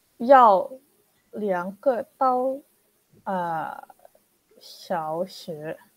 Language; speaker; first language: Chinese; non-native, learner; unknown